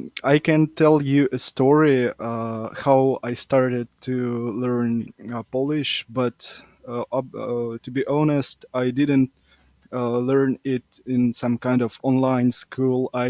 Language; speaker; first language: English; non-native, fluent; Russian